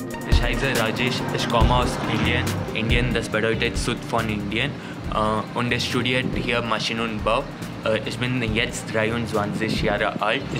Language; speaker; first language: German; non-native, learner; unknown